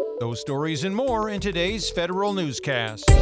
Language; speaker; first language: English; native; English